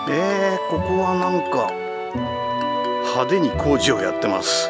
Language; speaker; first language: Japanese; native; Japanese